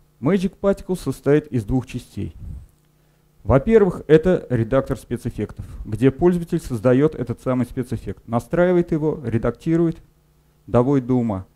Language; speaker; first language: Russian; native; Russian